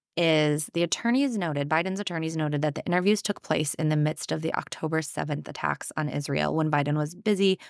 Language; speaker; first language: English; native; English